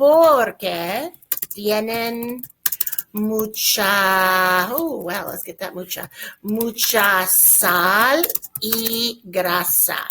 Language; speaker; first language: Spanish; non-native, fluent; English